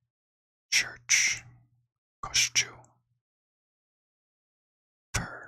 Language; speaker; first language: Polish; non-native, learner; English